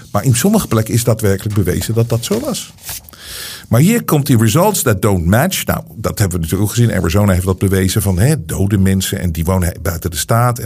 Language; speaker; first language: Dutch; native; Dutch